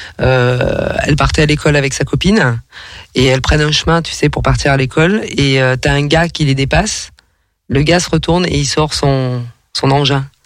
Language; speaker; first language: French; native; French